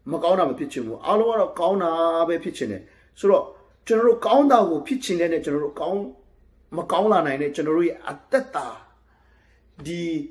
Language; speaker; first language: Burmese; non-native, local second language; Kachin